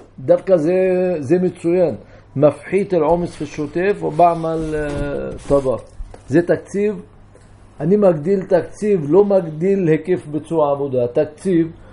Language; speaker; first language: Hebrew; non-native, local second language; Arabic